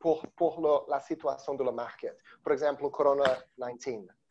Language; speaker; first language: Spanish; non-native, learner; Portuguese